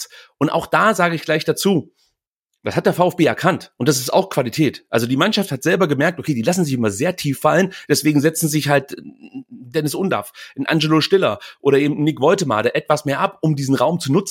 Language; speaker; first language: German; native; German